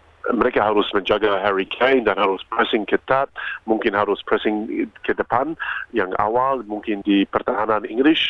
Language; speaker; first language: Indonesian; non-native, fluent; Croatian